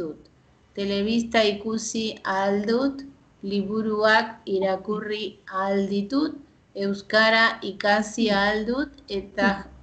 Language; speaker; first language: Basque; non-native, learner; Spanish